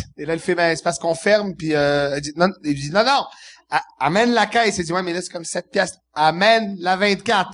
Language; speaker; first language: French; early bilingual, other home language; Arabic